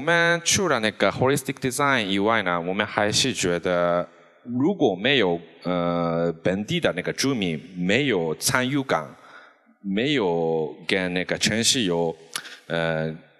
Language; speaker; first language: Chinese; non-native, fluent; Japanese